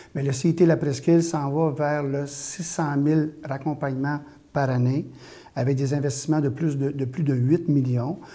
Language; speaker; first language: French; native; French